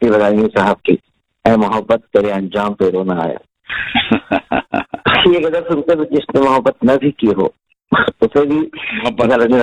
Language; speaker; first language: Hindi; native; Hindi